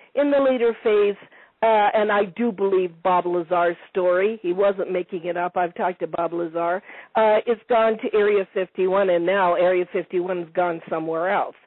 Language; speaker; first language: English; non-native, fluent; Italian